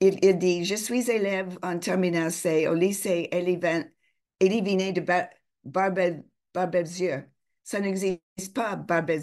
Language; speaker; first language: French; non-native, fluent; English